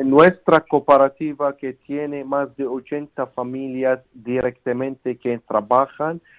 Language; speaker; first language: Spanish; non-native, learner; Arabic